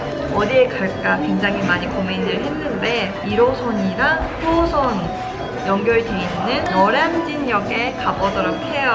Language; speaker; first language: Korean; non-native, fluent; Japanese